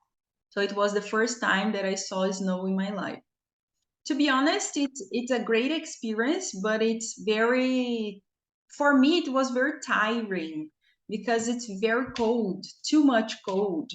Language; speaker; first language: English; non-native, fluent; Portuguese